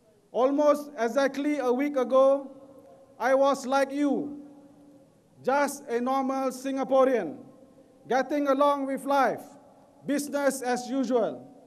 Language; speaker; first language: English; non-native, local second language; Malay